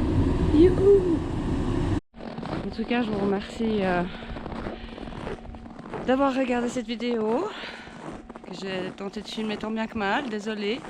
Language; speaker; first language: French; native; French